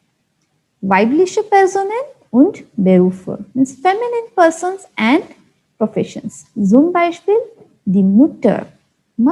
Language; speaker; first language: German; non-native, fluent; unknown